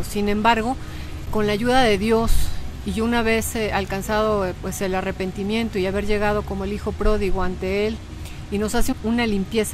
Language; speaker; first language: Spanish; native; Spanish